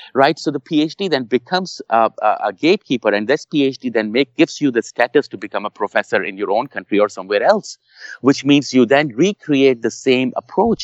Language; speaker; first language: English; non-native, local second language; Urdu